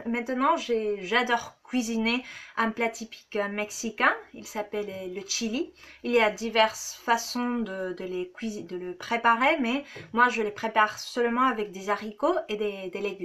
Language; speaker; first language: French; non-native, fluent; Spanish